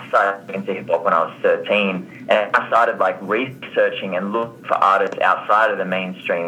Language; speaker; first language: English; native; English